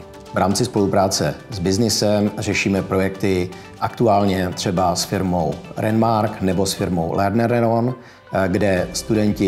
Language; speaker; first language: Czech; native; Czech